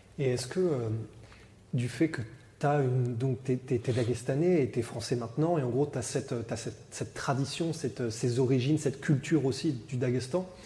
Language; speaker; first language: French; native; French